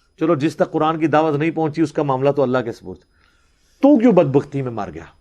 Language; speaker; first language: Urdu; non-native, local second language; Punjabi